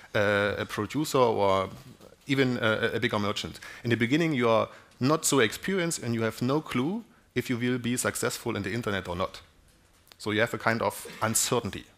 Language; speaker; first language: English; non-native, fluent; German